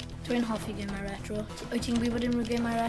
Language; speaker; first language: Welsh; non-native, local second language; English